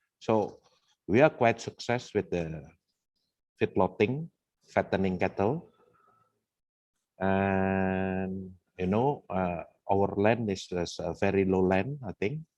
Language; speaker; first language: English; non-native, fluent; Indonesian